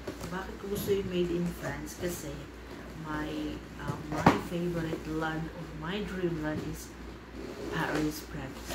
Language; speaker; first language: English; non-native, local second language; Filipino